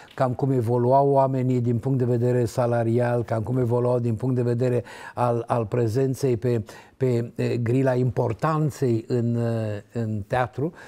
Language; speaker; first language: Romanian; native; Romanian